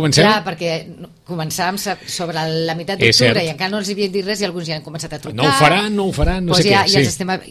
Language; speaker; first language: Catalan; native; Catalan